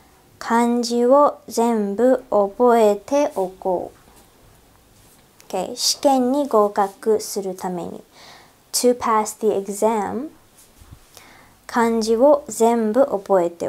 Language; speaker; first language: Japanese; non-native, fluent; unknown